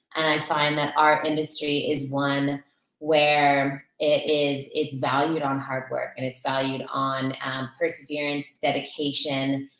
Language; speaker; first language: English; native; English